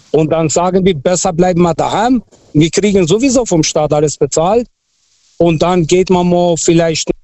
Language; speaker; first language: German; non-native, fluent; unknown